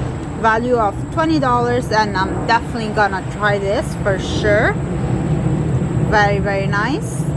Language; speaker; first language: English; non-native, fluent; Italian